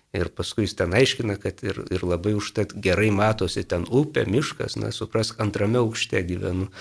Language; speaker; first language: Lithuanian; native; Lithuanian